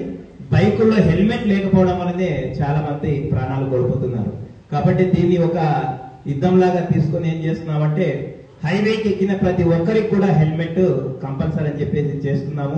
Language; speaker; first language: Telugu; native; Telugu